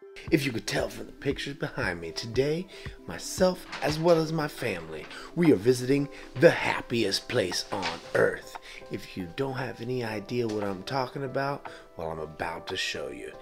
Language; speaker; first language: English; native; English